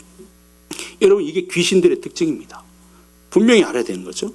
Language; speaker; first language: Korean; native; Korean